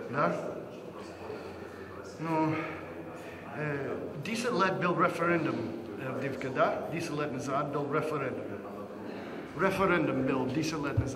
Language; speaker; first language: Russian; non-native, learner; English